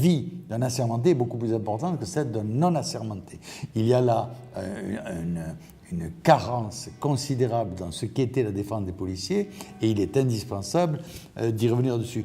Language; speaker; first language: French; native; French